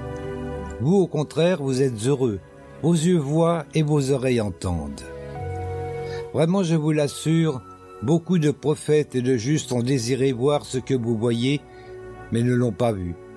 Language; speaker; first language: French; native; French